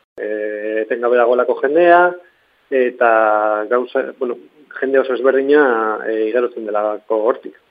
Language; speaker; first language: Basque; native; Basque